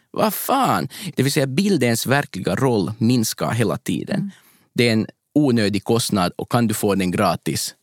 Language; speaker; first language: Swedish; native; Swedish